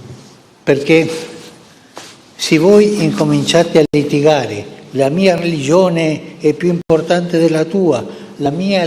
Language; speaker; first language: Italian; non-native, fluent; Spanish